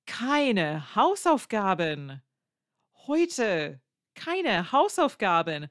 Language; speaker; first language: German; non-native, fluent; English